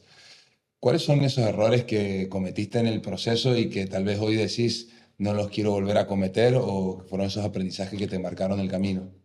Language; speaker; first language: Spanish; native; Spanish